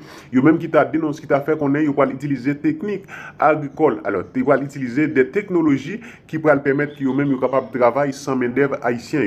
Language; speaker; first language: Haitian Creole; native; Haitian Creole